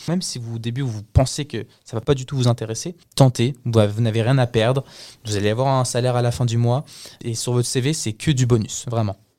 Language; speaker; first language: French; early bilingual, other home language; Spanish